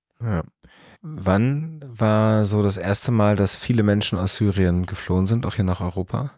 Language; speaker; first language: German; native; German